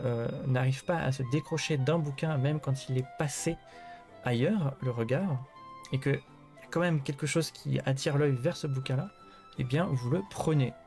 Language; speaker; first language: French; native; French